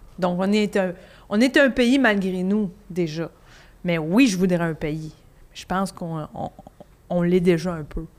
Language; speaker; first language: French; native; French